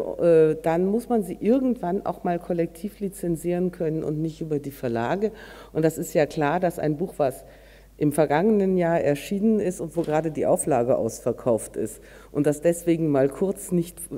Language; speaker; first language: German; native; German